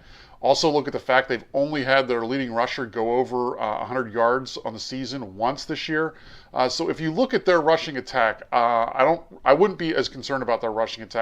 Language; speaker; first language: English; native; English